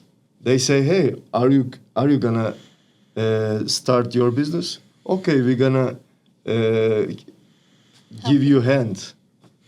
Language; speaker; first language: English; non-native, learner; Turkish